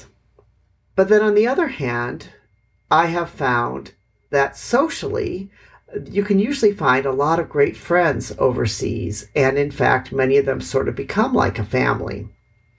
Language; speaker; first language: English; native; English